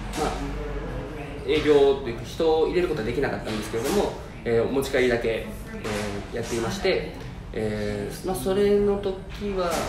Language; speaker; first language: Japanese; native; Japanese